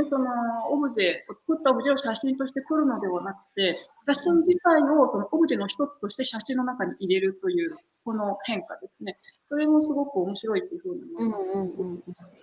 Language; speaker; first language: Japanese; native; Japanese